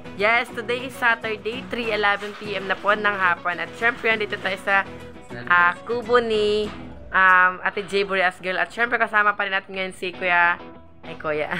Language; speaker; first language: Filipino; non-native, local second language; Bikol